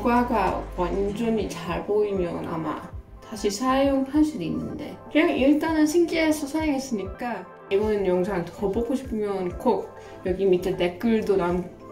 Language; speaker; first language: Korean; non-native, fluent; Dutch